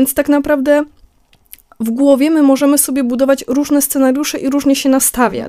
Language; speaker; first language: Polish; native; Polish